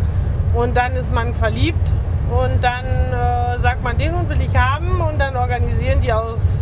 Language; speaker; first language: German; native; German